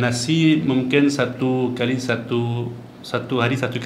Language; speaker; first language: Indonesian; non-native, learner; Persian